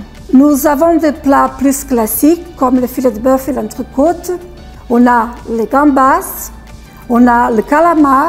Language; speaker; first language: French; non-native, fluent; Portuguese